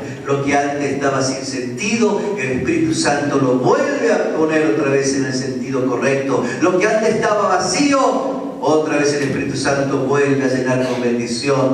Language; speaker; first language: Spanish; native; Spanish